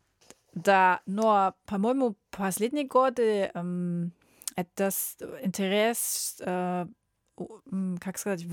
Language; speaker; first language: Russian; non-native, learner; German